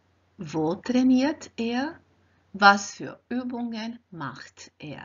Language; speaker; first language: German; non-native, fluent; Croatian